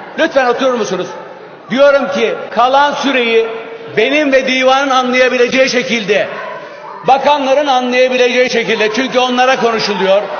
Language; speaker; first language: Turkish; non-native, local second language; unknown